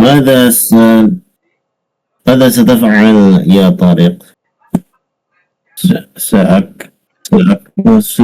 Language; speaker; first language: Arabic; non-native, learner; Indonesian